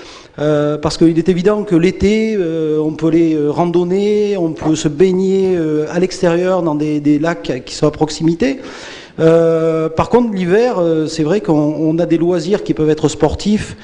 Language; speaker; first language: French; native; French